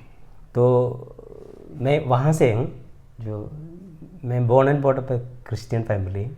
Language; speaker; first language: Hindi; non-native, local second language; Malayalam